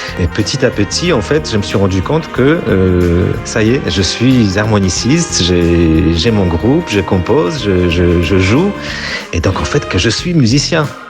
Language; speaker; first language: French; non-native, fluent; Polish